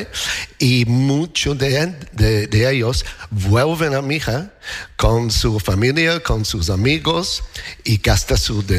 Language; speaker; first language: Spanish; non-native, fluent; English